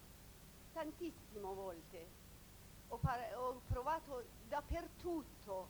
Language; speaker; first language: Italian; non-native, learner; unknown